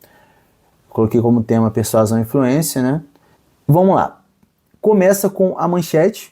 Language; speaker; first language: Portuguese; native; Portuguese